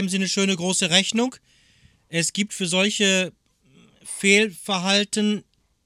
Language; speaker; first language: German; native; German